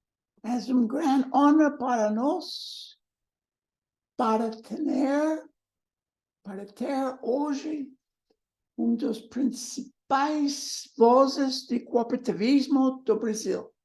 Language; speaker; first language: Portuguese; non-native, learner; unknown